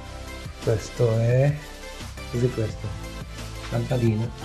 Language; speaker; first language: Italian; non-native, learner; Filipino